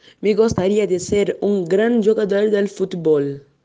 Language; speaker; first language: Spanish; non-native, learner; Portuguese